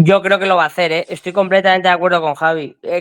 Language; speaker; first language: Spanish; native; Spanish